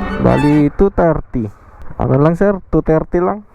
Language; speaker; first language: Filipino; native; Filipino